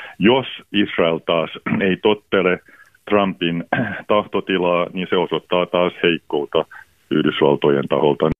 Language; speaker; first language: Finnish; native; Finnish